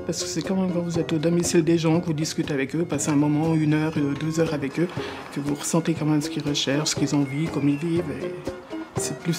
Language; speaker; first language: French; native; French